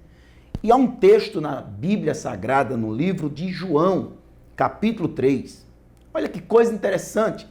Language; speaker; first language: Portuguese; native; Portuguese